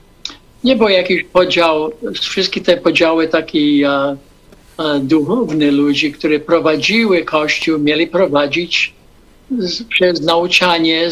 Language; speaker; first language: Polish; non-native, fluent; English